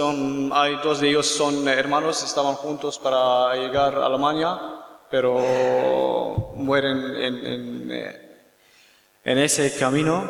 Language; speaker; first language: Spanish; non-native, learner; Kurdish